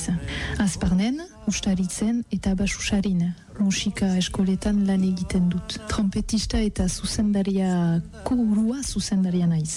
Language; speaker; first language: Basque; non-native, learner; French